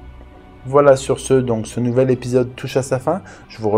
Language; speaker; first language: French; native; French